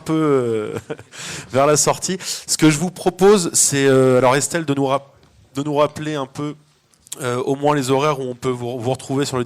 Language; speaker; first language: French; native; French